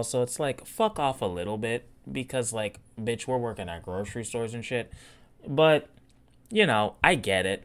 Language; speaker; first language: English; native; English